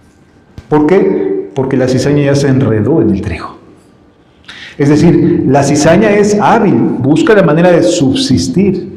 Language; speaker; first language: Spanish; native; Spanish